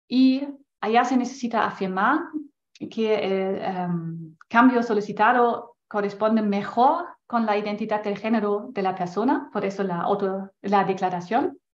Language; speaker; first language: Spanish; non-native, fluent; German